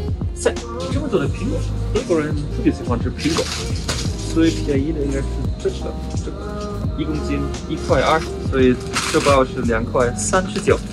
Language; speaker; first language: Chinese; non-native, fluent; German